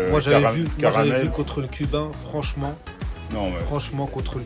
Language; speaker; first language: French; native; French